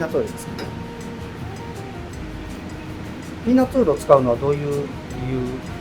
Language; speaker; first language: Japanese; native; Japanese